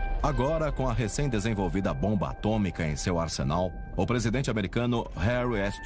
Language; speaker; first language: Portuguese; native; Portuguese